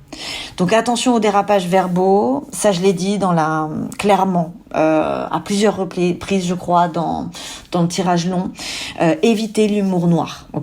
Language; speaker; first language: French; native; French